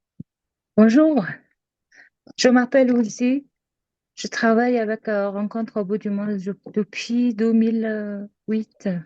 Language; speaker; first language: French; non-native, learner; Mongolian